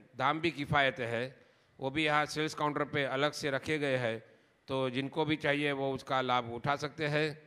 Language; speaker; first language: Hindi; non-native, local second language; Gujarati